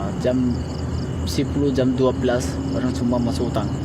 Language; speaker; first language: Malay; non-native, learner; Bangla